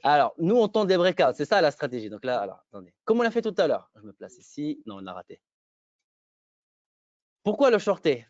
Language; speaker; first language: French; native; French